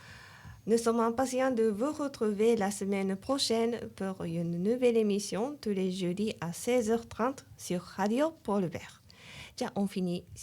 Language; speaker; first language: French; non-native, learner; Japanese